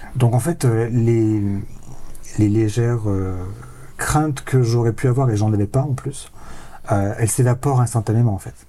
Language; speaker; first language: French; native; French